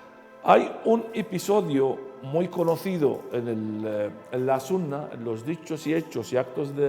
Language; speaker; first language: Spanish; non-native, fluent; Arabic